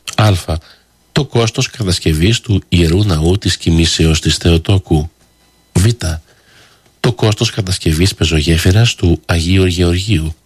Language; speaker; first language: Greek; early bilingual, heritage; Greek